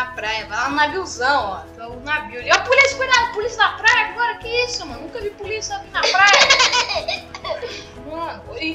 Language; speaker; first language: Portuguese; native; Portuguese